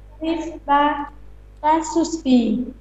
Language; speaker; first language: Russian; non-native, learner; Vietnamese